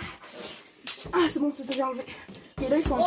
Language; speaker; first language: French; native; French